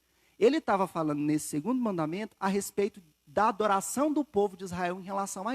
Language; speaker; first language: Portuguese; native; Portuguese